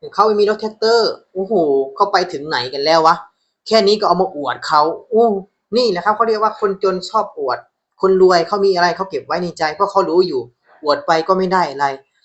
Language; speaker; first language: Thai; native; Thai